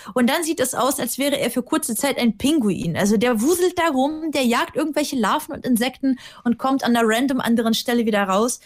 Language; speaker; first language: German; early bilingual, other home language; Russian